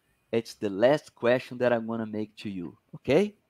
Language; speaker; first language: English; non-native, fluent; Portuguese